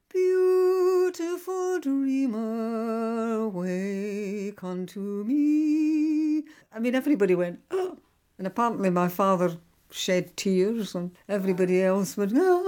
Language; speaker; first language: English; non-native, local second language; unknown